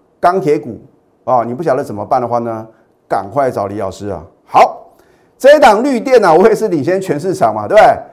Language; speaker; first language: Chinese; native; Chinese